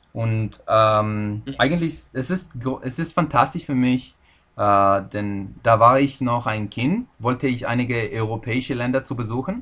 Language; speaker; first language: German; non-native, learner; Spanish